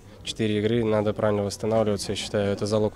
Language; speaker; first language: Russian; native; Russian